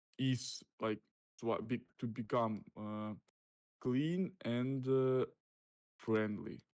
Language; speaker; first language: English; non-native, learner; Russian